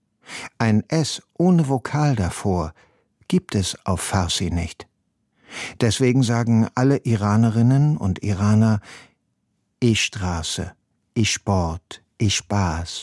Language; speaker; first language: German; non-native, fluent; Persian